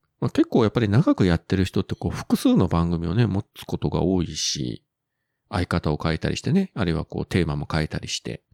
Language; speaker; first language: Japanese; native; Japanese